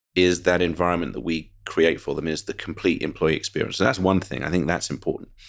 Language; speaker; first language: English; native; English